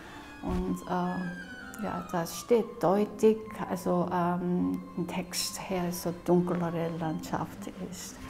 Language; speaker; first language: German; non-native, fluent; Korean